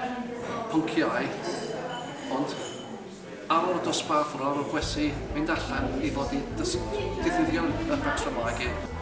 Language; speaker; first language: Welsh; non-native, learner; English